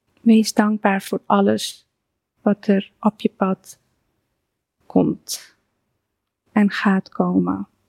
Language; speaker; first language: Dutch; early bilingual, other home language; Persian